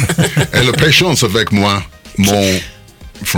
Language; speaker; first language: French; non-native, learner; English